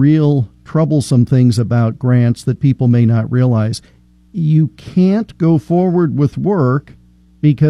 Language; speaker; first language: English; native; English